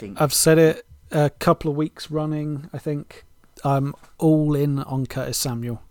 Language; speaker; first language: English; native; English